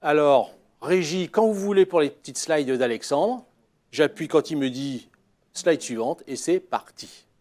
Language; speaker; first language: French; native; French